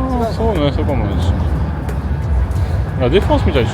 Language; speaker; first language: Japanese; non-native, fluent; French